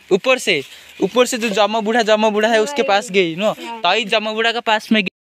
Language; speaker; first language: Hindi; non-native, local second language; Odia